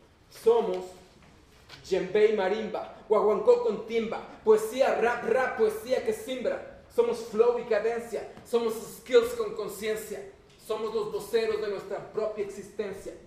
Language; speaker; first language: Spanish; native; Spanish